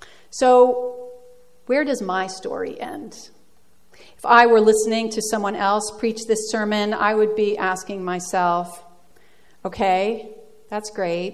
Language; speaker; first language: English; early bilingual, other home language; Dutch